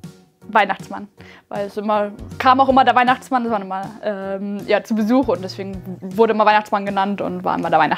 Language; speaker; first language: German; native; German